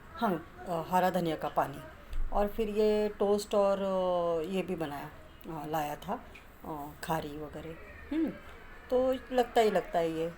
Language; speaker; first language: Hindi; non-native, local second language; Marathi